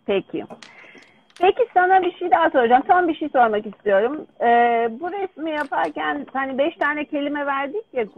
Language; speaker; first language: Turkish; native; Turkish